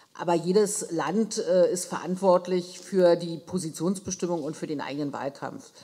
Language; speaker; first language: German; native; German